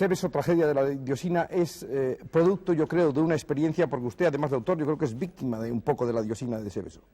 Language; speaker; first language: Spanish; native; Spanish